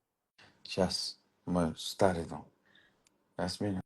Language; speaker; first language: Russian; non-native, learner; Uzbek